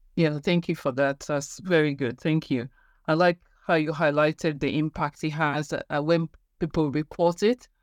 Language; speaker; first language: English; non-native, local second language; Igbo